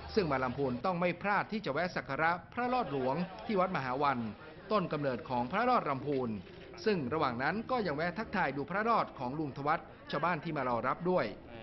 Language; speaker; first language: Thai; native; Thai